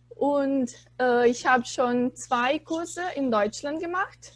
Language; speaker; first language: German; non-native, fluent; Portuguese